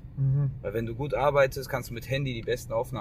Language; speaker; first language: German; native; German